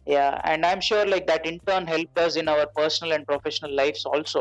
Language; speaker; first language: English; non-native, local second language; Telugu